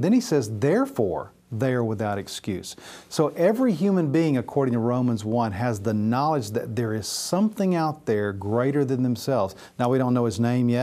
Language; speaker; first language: English; native; English